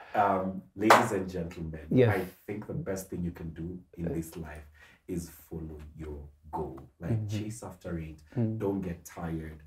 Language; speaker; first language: English; non-native, local second language; Swahili